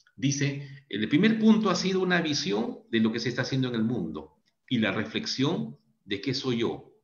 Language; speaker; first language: Spanish; native; Spanish